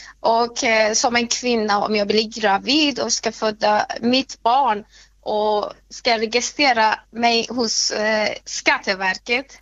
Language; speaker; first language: Swedish; non-native, fluent; Persian